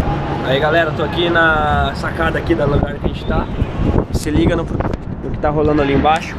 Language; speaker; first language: Portuguese; native; Portuguese